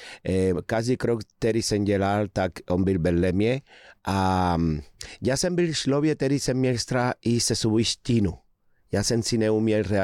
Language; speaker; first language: Czech; non-native, fluent; Spanish